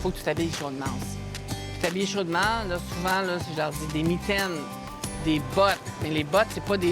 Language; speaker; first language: French; native; French